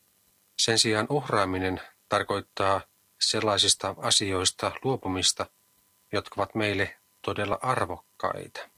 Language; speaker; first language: Finnish; native; Finnish